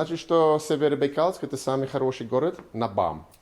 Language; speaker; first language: Russian; non-native, learner; English